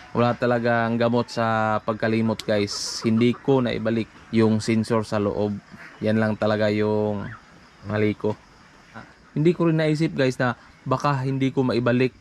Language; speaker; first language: Filipino; non-native, local second language; Cebuano